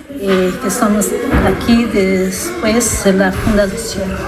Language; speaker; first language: Spanish; non-native, learner; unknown